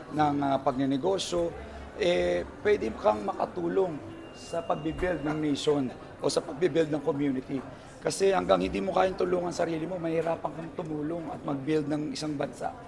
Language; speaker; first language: Filipino; native; Filipino